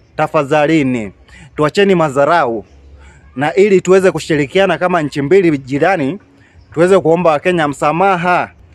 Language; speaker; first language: Swahili; native; Swahili